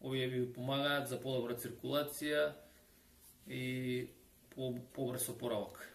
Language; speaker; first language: Macedonian; native; Macedonian